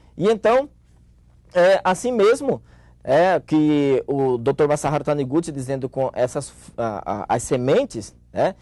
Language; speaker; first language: Portuguese; native; Portuguese